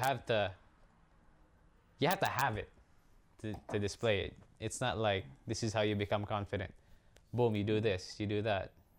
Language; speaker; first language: English; non-native, local second language; Hiligaynon